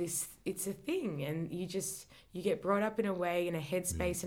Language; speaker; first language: English; native; English